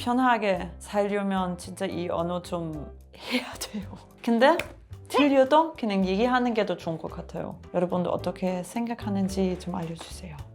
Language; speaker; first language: Korean; non-native, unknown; German